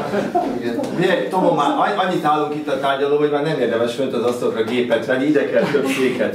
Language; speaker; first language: Hungarian; native; Hungarian